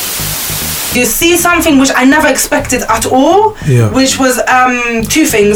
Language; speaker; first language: English; native; English